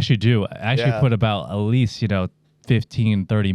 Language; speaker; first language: English; native; English